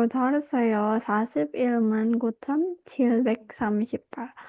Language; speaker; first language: Korean; non-native, fluent; Indonesian